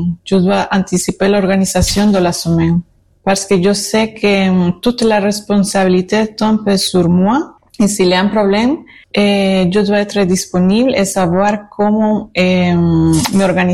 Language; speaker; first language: French; non-native, fluent; Spanish